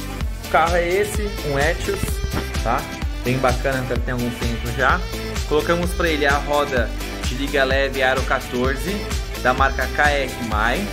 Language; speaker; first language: Portuguese; native; Portuguese